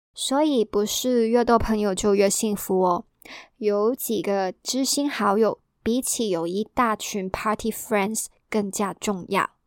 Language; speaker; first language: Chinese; non-native, local second language; Cantonese